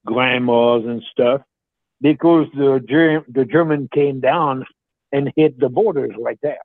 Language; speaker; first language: English; non-native, fluent; French